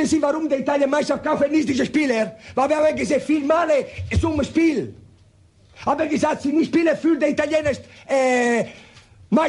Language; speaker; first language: German; non-native, learner; Italian